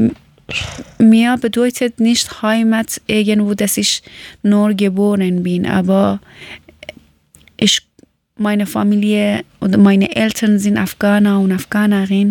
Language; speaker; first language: German; non-native, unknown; Persian